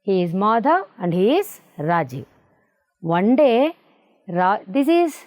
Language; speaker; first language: English; non-native, local second language; Kannada